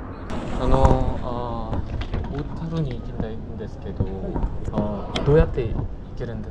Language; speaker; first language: Japanese; non-native, learner; Korean